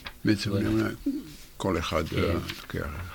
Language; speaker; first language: Hebrew; non-native, fluent; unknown